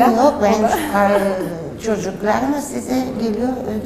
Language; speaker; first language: Turkish; non-native, fluent; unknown